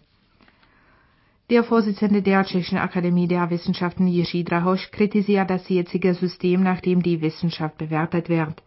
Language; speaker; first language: German; non-native, fluent; Czech